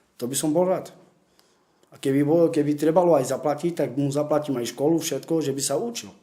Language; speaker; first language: Slovak; non-native, local second language; Romany